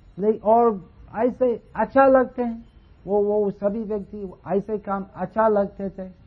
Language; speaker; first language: Hindi; non-native, fluent; English